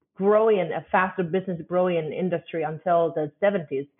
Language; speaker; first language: English; non-native, fluent; Chinese